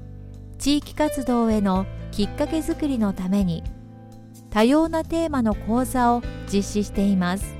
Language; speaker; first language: Japanese; native; Japanese